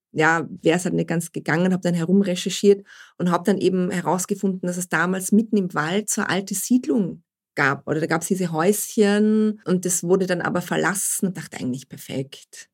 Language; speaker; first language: German; native; German